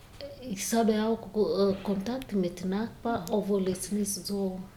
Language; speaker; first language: German; non-native, learner; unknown